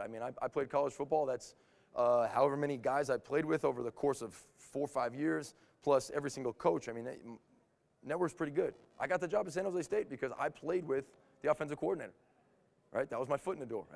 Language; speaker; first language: English; native; English